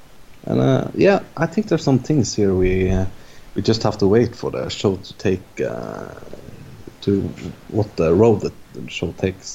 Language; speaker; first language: English; non-native, fluent; Norwegian